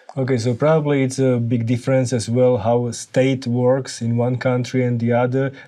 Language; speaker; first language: English; non-native, fluent; Slovak